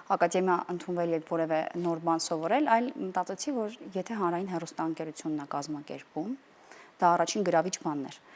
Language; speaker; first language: Armenian; native; Armenian